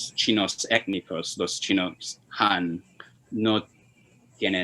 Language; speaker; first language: Spanish; non-native, fluent; Chinese